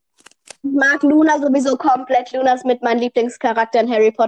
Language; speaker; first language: German; native; German